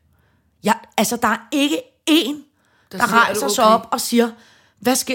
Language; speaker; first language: Danish; native; Danish